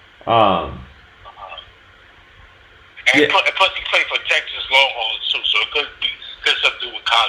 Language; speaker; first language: English; native; English